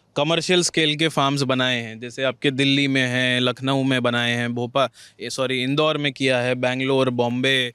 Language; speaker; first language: Hindi; native; Hindi